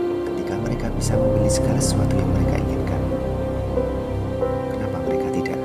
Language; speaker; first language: Indonesian; native; Indonesian